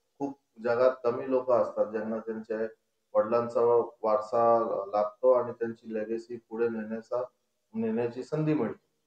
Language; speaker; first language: Marathi; non-native, local second language; Konkani